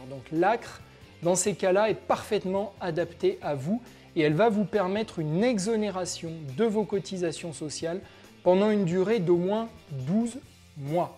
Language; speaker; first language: French; native; French